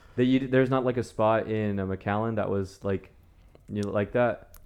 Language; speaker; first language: English; early bilingual, other home language; Spanish